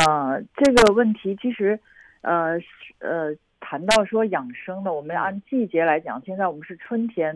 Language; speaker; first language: Chinese; native; Chinese